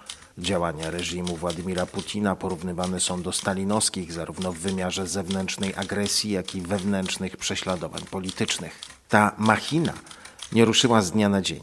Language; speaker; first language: Polish; native; Polish